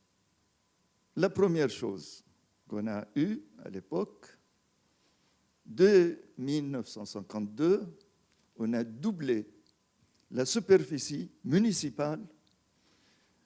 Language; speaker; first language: French; non-native, fluent; Arabic